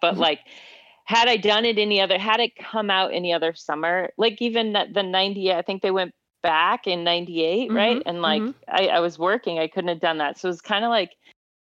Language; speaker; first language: English; native; English